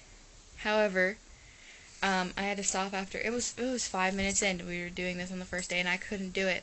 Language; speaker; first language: English; native; English